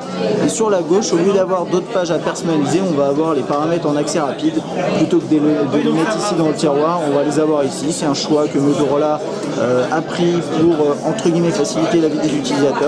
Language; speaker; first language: French; native; French